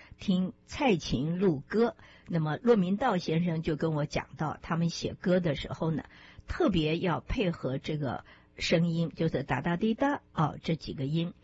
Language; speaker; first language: Chinese; native; Chinese